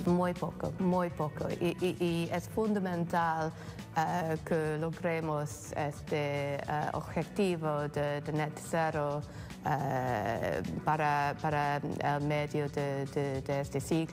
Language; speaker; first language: Spanish; non-native, fluent; English